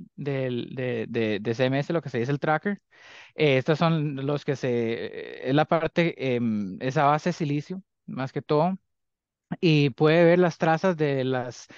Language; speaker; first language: Spanish; early bilingual, heritage; Spanish